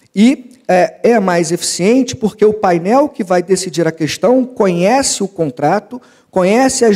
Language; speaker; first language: Portuguese; native; Portuguese